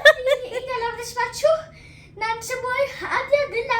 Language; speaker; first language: Indonesian; early bilingual, heritage; Indonesian